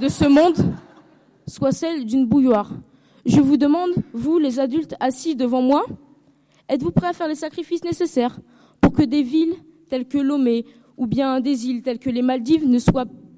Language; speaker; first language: French; early bilingual, heritage; French